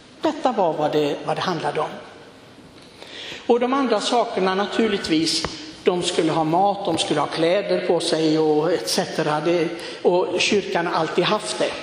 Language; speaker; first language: Swedish; non-native, fluent; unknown